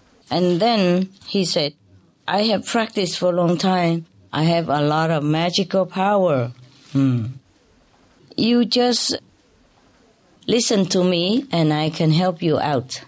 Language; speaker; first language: English; non-native, fluent; Vietnamese